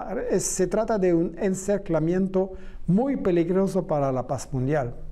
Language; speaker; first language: Spanish; non-native, fluent; French